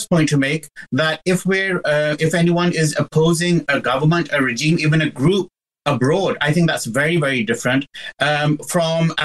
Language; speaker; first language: English; native; English